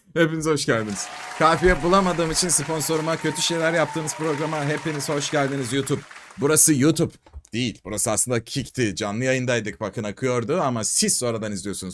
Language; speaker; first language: Turkish; native; Turkish